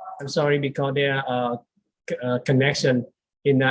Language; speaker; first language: English; non-native, learner; Vietnamese